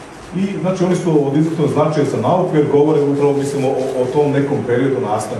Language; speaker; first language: Serbian; native; Serbian